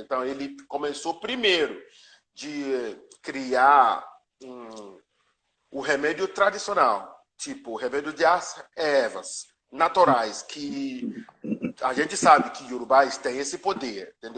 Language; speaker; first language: Portuguese; non-native, learner; Yoruba